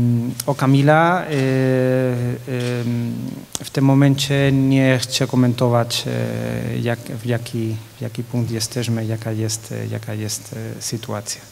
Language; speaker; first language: Polish; non-native, fluent; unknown